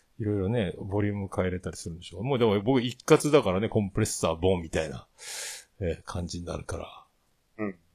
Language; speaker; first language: Japanese; native; Japanese